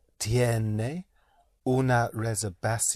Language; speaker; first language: Spanish; non-native, learner; English